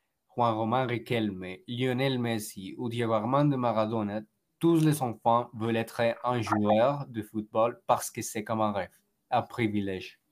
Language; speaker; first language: French; non-native, learner; Spanish